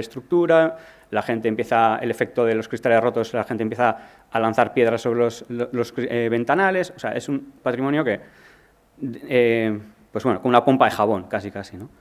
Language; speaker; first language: Spanish; native; Spanish